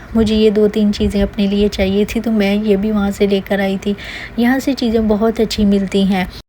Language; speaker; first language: Hindi; native; Hindi